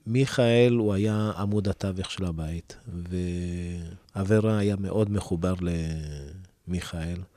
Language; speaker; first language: Hebrew; early bilingual, other home language; Amharic